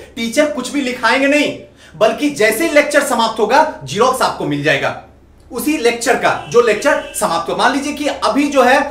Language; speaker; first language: Hindi; native; Hindi